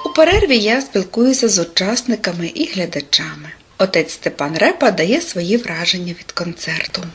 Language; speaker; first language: Ukrainian; native; Ukrainian